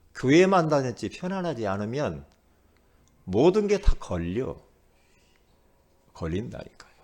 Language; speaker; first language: Korean; native; Korean